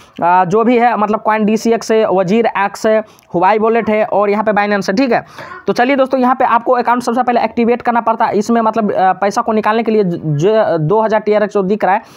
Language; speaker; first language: Hindi; native; Hindi